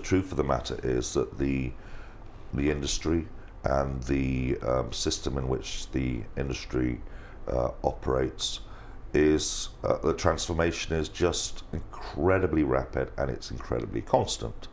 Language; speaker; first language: English; native; English